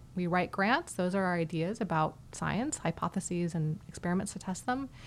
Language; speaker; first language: English; native; English